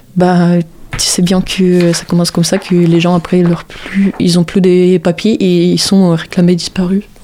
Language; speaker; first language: French; non-native, fluent; Russian